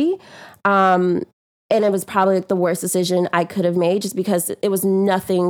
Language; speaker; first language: English; native; English